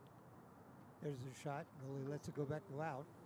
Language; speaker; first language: English; native; English